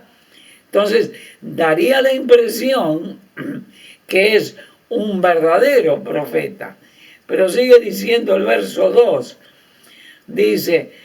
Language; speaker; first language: Spanish; native; Spanish